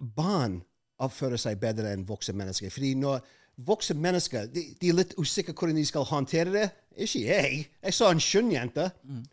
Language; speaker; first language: Norwegian; non-native, fluent; English